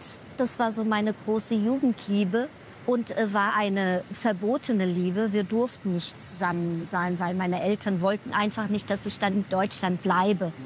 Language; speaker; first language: German; early bilingual, other home language; Portuguese